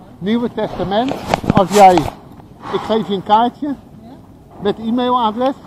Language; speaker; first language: Dutch; native; Dutch